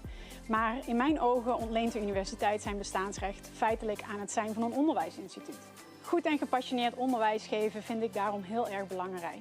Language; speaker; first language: Dutch; native; Dutch